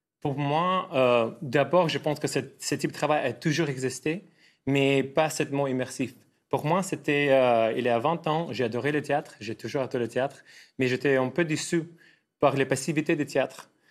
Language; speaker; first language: French; non-native, fluent; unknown